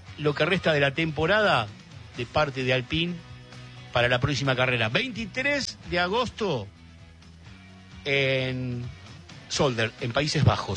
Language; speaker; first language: Spanish; native; Spanish